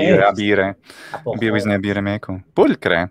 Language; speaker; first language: Greek; non-native, fluent; English